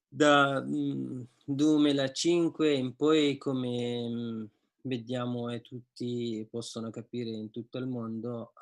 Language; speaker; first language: Italian; non-native, fluent; Persian